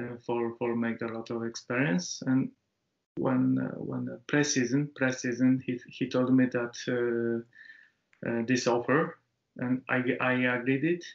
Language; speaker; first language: English; non-native, learner; Japanese